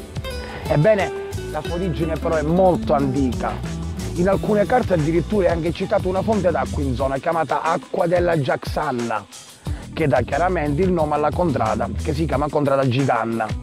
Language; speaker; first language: Italian; native; Italian